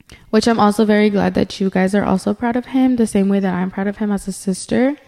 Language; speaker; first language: English; early bilingual, other home language; Spanish